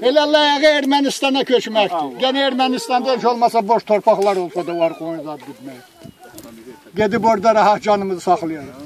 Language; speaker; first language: Azerbaijani; non-native, local second language; Lezghian